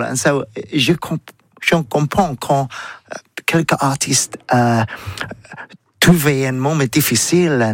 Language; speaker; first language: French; non-native, learner; English